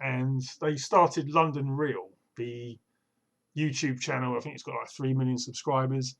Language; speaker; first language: English; native; English